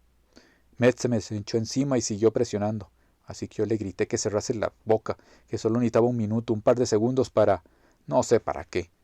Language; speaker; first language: Spanish; native; Spanish